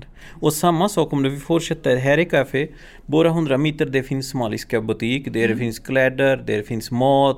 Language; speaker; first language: Swedish; non-native, fluent; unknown